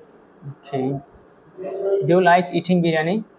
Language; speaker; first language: English; non-native, fluent; Bangla